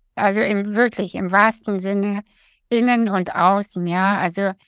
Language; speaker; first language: German; early bilingual, other home language; Russian